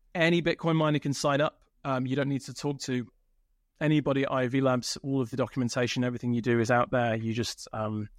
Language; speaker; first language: English; native; English